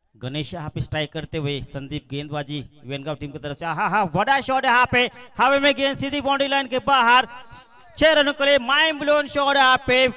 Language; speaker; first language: Hindi; non-native, local second language; Marathi